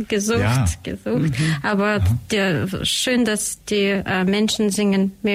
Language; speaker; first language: German; non-native, learner; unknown